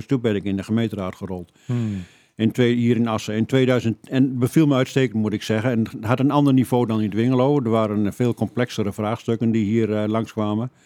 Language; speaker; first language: Dutch; native; Dutch